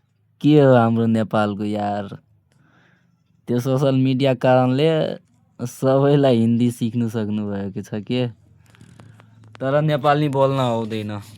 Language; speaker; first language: Nepali; non-native, local second language; Maithili